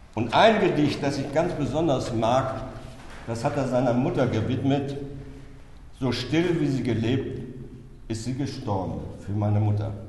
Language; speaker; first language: German; native; German